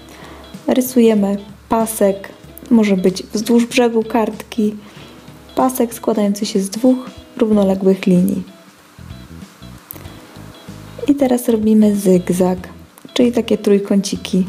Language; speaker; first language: Polish; native; Polish